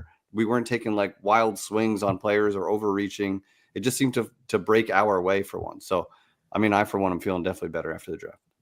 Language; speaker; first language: English; native; English